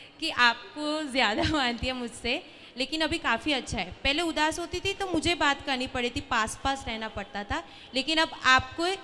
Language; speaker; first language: Hindi; native; Hindi